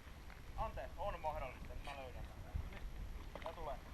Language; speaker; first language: Finnish; native; Finnish